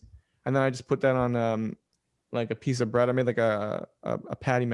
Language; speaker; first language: English; native; English